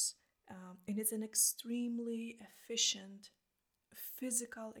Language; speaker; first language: English; non-native, fluent; Polish